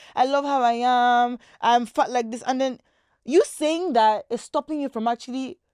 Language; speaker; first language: English; non-native, local second language; Igbo